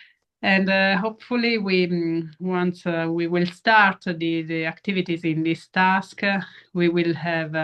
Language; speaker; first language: English; non-native, fluent; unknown